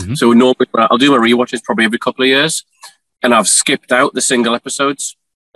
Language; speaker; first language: English; native; English